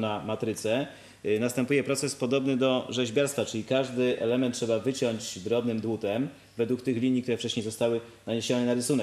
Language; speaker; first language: Polish; native; Polish